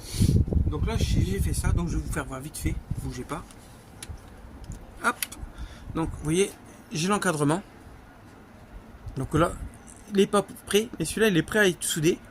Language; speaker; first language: French; native; French